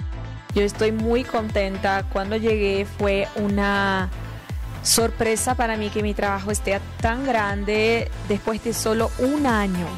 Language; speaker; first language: Spanish; non-native, fluent; Portuguese